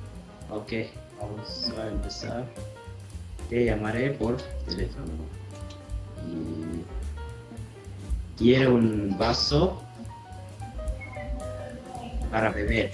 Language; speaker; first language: Spanish; non-native, learner; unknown